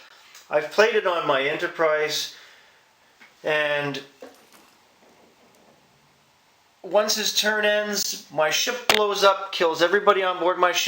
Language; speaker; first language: English; native; English